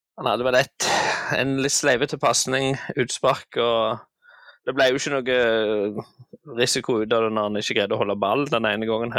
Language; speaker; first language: Norwegian; native; Norwegian